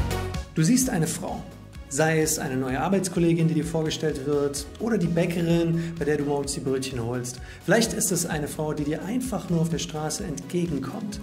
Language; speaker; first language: German; native; German